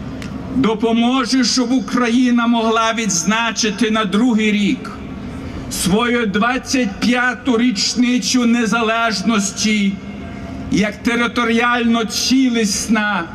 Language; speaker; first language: Ukrainian; early bilingual, heritage; Ukrainian